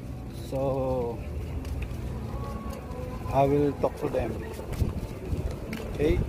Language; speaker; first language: English; non-native, learner; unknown